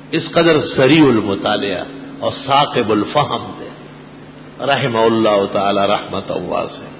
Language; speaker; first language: Urdu; non-native, local second language; Pashto